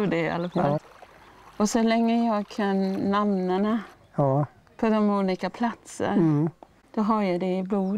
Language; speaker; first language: Swedish; non-native, fluent; Māori